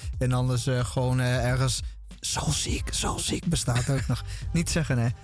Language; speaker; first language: Dutch; native; Dutch